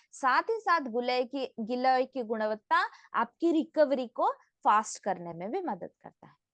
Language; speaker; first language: Hindi; non-native, local second language; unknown